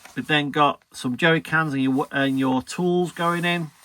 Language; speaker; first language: English; native; English